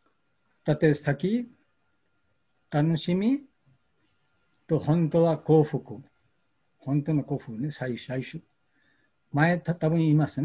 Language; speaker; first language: Japanese; non-native, learner; Bangla